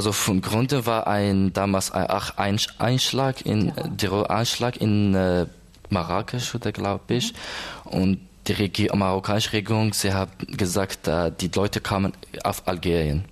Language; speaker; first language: German; non-native, learner; Arabic